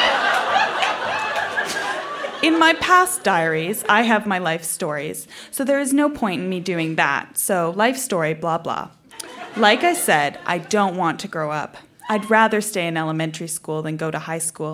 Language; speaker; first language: English; native; English